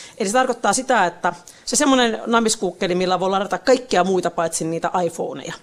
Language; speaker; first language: Finnish; native; Finnish